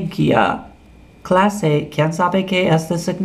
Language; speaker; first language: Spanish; non-native, learner; English